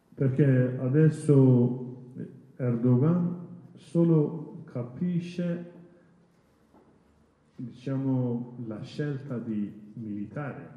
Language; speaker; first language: Italian; non-native, learner; Kurdish